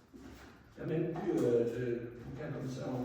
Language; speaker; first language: French; native; French